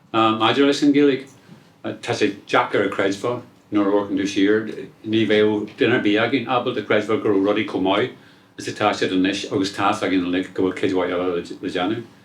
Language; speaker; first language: Irish; non-native, local second language; English